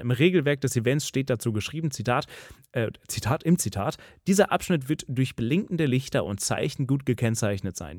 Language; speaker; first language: German; native; German